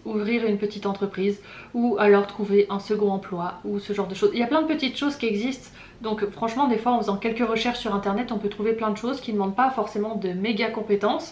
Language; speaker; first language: French; native; French